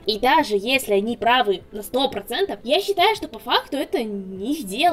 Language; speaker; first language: Russian; native; Russian